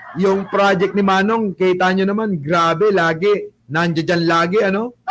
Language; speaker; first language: Filipino; non-native, local second language; Pangasinan